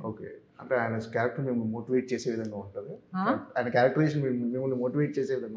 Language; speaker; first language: Telugu; native; Telugu